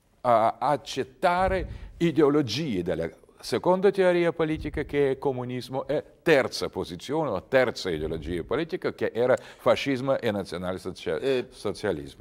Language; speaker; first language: Italian; non-native, learner; Russian